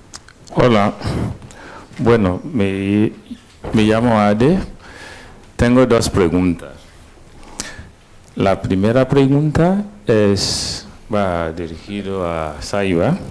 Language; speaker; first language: Spanish; non-native, fluent; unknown